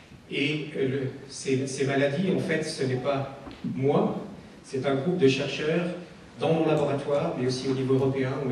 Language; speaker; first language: French; native; French